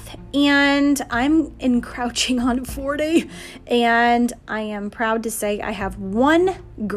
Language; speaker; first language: English; native; English